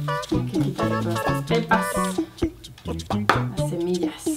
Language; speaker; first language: Spanish; native; Spanish